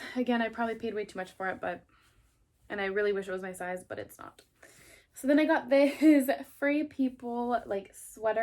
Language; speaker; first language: English; native; English